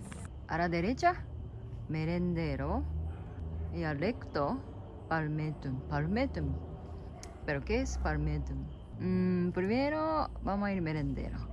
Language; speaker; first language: Spanish; non-native, learner; Japanese